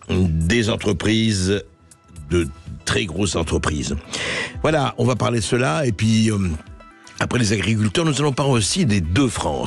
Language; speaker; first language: French; native; French